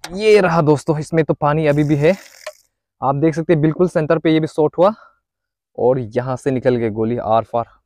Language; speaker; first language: Hindi; non-native, local second language; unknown